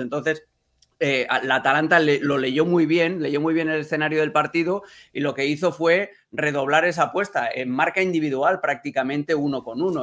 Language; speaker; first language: Spanish; native; Spanish